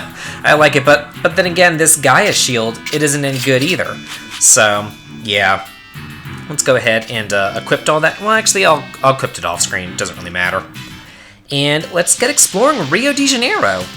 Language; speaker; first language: English; native; English